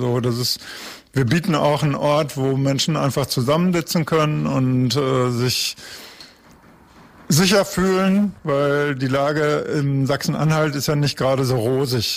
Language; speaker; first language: German; native; German